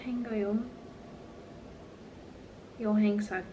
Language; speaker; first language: Korean; non-native, learner; English